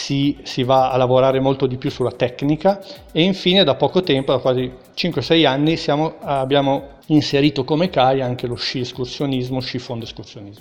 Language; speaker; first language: Italian; native; Italian